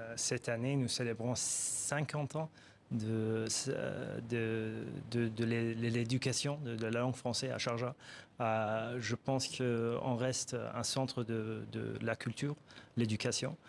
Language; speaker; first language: French; non-native, fluent; Arabic